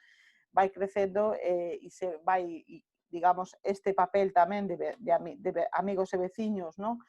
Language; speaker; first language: Galician; non-native, local second language; Spanish